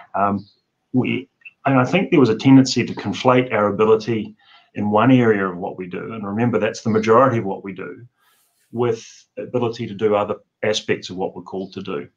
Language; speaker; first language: English; native; English